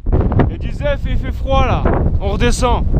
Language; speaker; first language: French; native; French